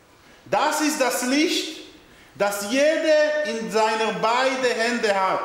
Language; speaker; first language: German; non-native, learner; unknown